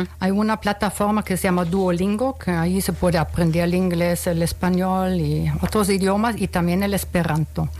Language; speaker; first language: Spanish; non-native, fluent; German